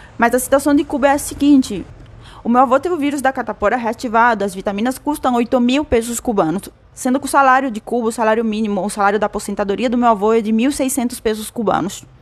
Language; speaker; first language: Portuguese; non-native, fluent; Spanish